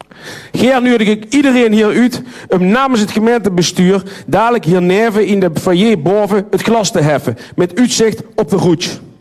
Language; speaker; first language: Dutch; native; Dutch